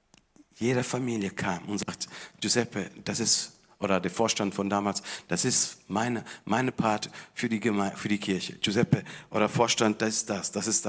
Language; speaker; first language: German; non-native, fluent; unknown